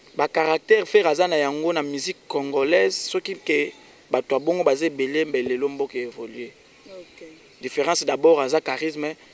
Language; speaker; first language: Lingala; native; Lingala